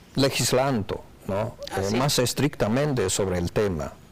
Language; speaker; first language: Spanish; non-native, fluent; Chinese